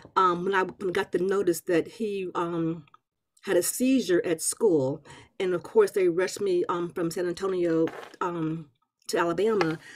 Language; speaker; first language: English; native; English